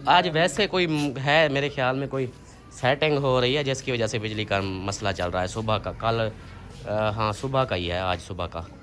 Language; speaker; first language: Urdu; non-native, local second language; Saraiki